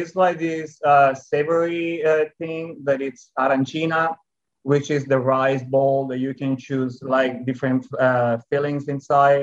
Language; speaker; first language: English; non-native, fluent; Italian